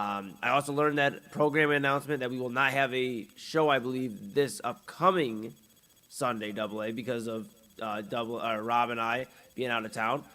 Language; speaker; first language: English; native; English